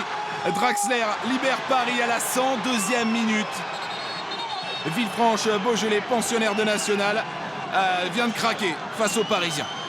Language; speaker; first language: French; native; French